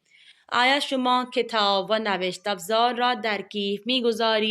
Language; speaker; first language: Persian; non-native, fluent; Urdu